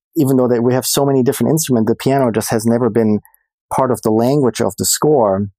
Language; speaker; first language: English; non-native, fluent; German